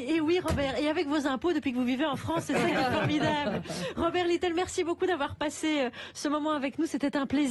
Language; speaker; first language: French; native; French